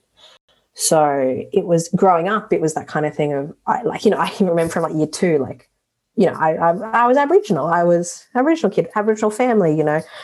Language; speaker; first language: English; native; English